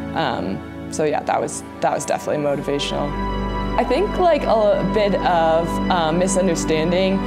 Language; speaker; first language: English; native; English